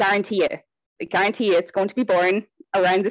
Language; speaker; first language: English; native; English